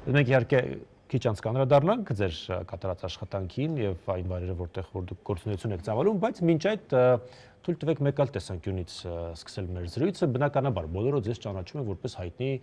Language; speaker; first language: Armenian; native; Armenian